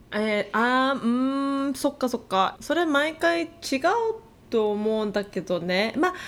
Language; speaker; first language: Japanese; early bilingual, heritage; Japanese